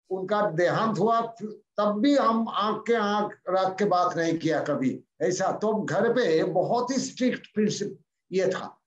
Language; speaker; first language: Hindi; non-native, local second language; Bangla